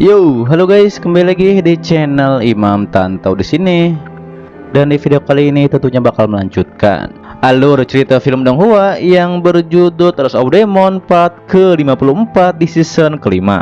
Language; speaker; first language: Indonesian; native; Indonesian